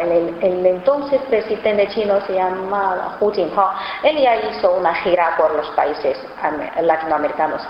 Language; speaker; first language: Spanish; non-native, fluent; Chinese